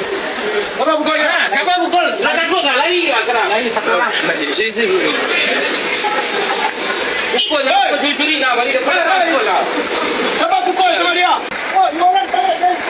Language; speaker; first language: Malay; non-native, learner; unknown